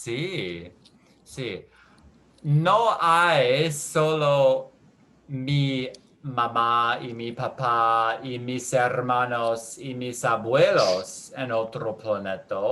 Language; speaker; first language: Spanish; non-native, learner; English